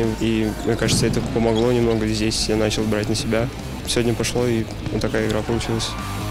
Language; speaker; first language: Russian; native; Russian